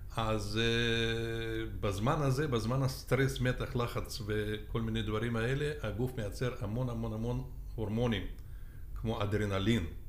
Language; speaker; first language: Hebrew; non-native, fluent; Russian